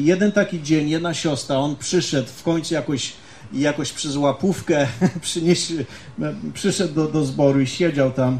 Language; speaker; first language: Polish; early bilingual, heritage; Polish